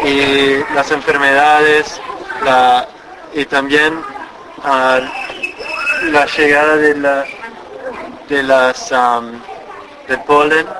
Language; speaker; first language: Spanish; non-native, fluent; English